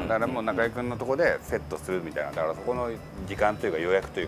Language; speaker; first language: Japanese; native; Japanese